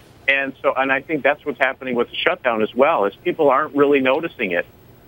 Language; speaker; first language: English; native; English